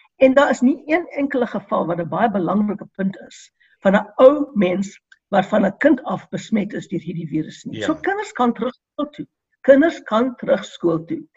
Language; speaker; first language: Afrikaans; non-native, local second language; English